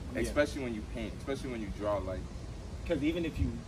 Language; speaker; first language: English; native; English